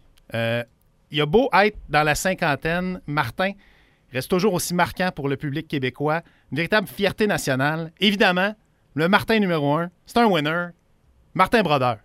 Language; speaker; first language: French; native; French